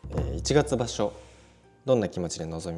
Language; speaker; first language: Japanese; native; Japanese